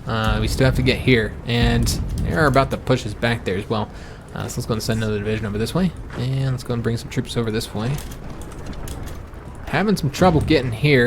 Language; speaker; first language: English; native; English